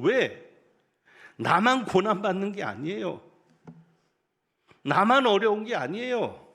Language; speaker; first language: Korean; native; Korean